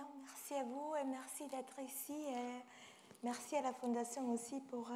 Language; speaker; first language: French; non-native, fluent; Italian